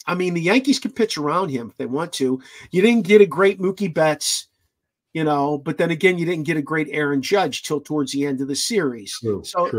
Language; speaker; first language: English; native; English